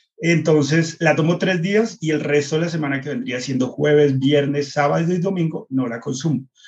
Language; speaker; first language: Spanish; early bilingual, heritage; Spanish